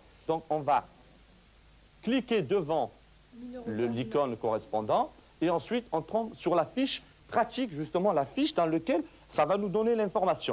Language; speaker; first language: French; native; French